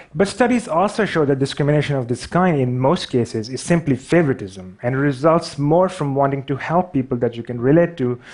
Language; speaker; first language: English; non-native, local second language; Urdu